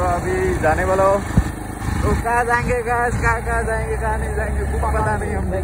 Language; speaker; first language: Hindi; non-native, local second language; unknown